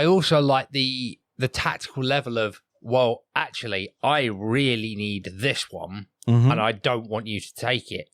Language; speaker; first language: English; native; English